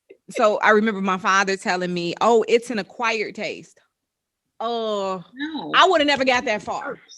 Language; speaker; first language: English; native; English